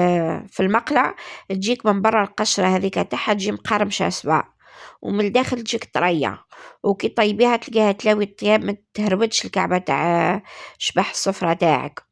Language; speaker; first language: Arabic; native; Arabic